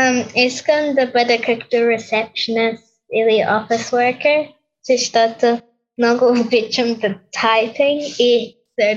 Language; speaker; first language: Bulgarian; early bilingual, heritage; Bulgarian